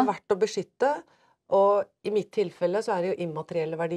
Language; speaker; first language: Norwegian; native; Norwegian